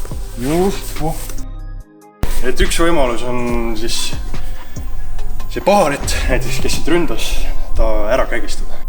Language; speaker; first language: Estonian; native; Estonian